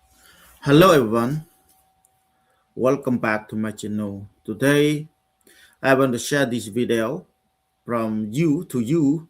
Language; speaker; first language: English; non-native, learner; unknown